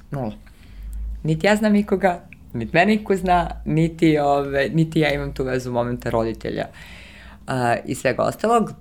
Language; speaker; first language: Serbian; early bilingual, heritage; Serbian